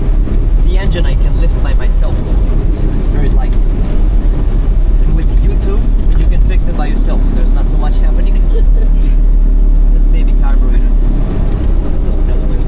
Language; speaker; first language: English; non-native, local second language; Italian